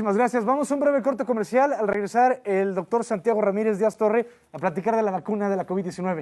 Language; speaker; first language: Spanish; native; Spanish